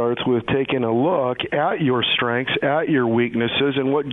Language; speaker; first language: English; native; English